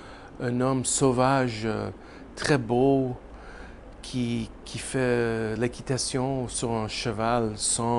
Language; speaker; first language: French; non-native, learner; English